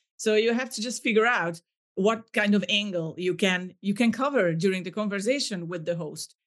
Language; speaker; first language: English; non-native, fluent; Hungarian